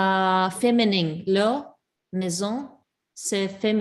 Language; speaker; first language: French; non-native, learner; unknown